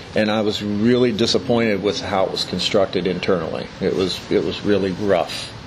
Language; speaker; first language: English; native; English